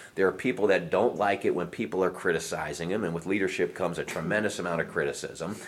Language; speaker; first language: English; native; English